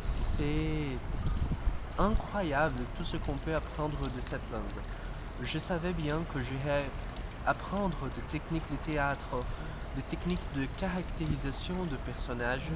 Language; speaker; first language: French; non-native, fluent; Portuguese